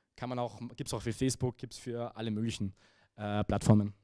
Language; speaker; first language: German; native; German